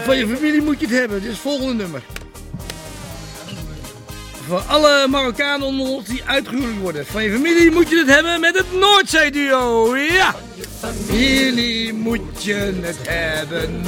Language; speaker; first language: Dutch; native; Dutch